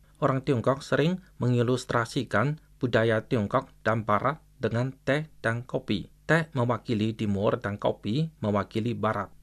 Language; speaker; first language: Indonesian; non-native, fluent; Chinese